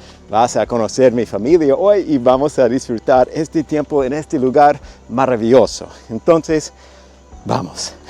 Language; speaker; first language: Spanish; non-native, fluent; English